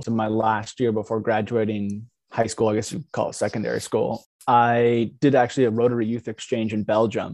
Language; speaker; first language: English; native; English